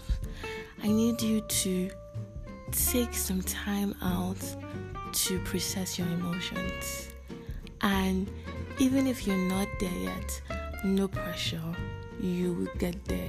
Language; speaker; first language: English; non-native, local second language; Yoruba